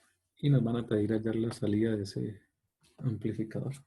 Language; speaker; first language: Spanish; native; Spanish